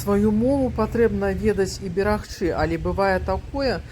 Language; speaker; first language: Belarusian; native; Belarusian